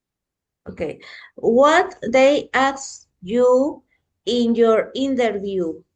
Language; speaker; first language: English; non-native, learner; Spanish